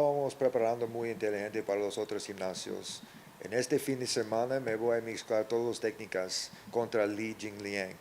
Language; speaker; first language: Spanish; non-native, learner; English